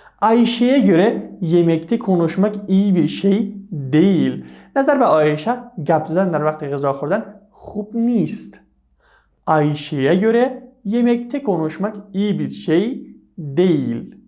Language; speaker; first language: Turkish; non-native, fluent; Persian